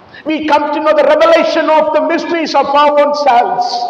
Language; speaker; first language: English; non-native, local second language; Tamil